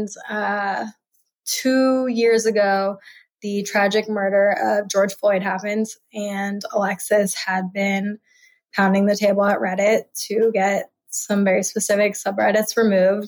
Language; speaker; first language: English; native; English